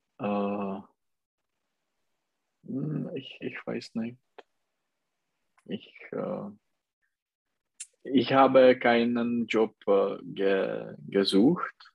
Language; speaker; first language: German; non-native, learner; Czech